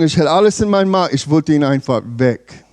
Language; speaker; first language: German; non-native, learner; English